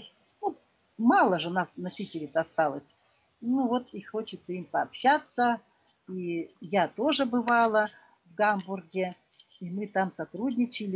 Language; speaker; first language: Russian; non-native, local second language; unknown